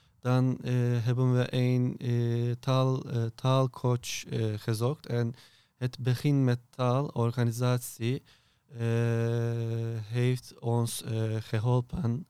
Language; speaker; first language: Dutch; non-native, learner; Turkish